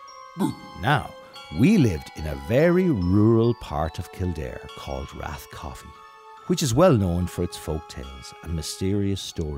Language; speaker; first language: English; native; English